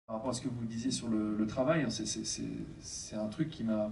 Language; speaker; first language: French; native; French